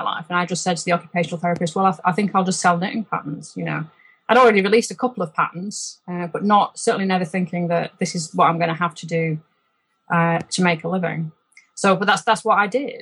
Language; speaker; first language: English; native; English